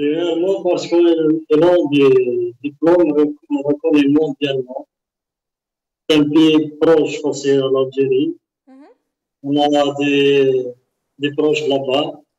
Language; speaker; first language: French; non-native, local second language; Arabic